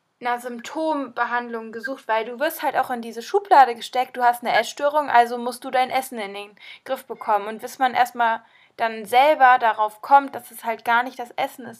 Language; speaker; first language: German; native; German